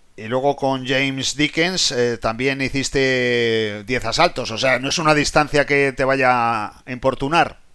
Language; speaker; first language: Spanish; native; Spanish